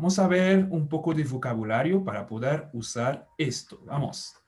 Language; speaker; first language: Spanish; non-native, fluent; French